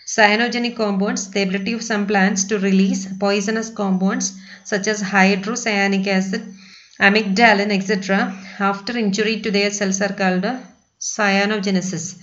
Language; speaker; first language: English; non-native, local second language; Malayalam